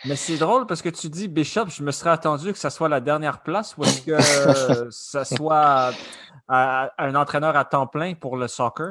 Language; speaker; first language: French; native; French